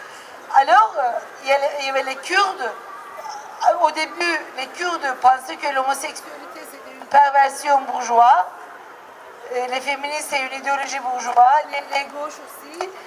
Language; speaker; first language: French; non-native, fluent; Turkish